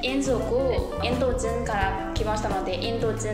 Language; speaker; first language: Japanese; non-native, fluent; Burmese